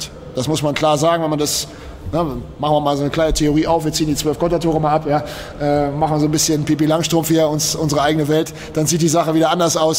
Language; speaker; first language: German; native; German